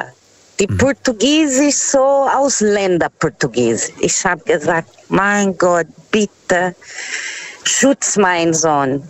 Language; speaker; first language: German; non-native, fluent; Portuguese